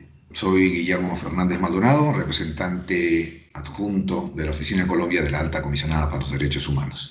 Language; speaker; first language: Spanish; native; Spanish